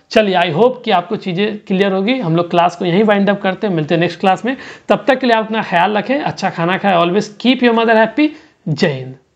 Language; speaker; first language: Hindi; native; Hindi